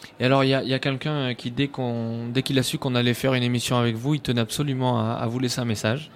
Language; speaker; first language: French; native; French